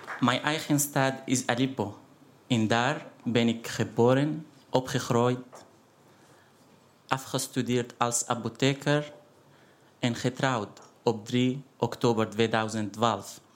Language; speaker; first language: Dutch; non-native, fluent; Arabic